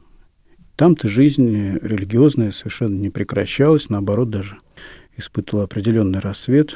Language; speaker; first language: Russian; native; Russian